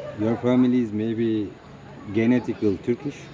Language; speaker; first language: English; non-native, learner; Turkish